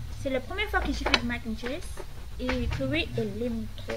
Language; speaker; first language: French; non-native, learner; Filipino